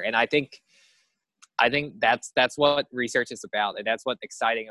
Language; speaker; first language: English; non-native, local second language; Cantonese